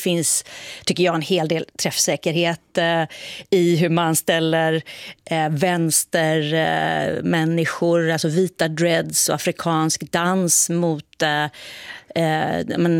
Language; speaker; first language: Swedish; native; Swedish